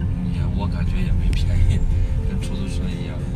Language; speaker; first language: Chinese; native; Chinese